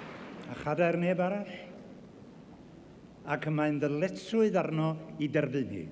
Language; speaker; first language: Welsh; native; Welsh